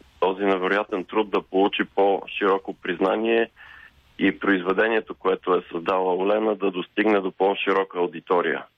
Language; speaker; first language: Bulgarian; native; Bulgarian